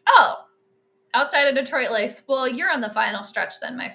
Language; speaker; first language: English; native; English